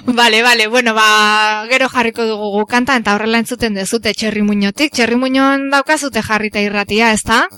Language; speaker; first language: Basque; non-native, local second language; Spanish